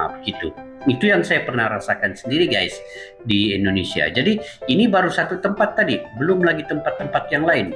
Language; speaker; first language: Malay; native; Malay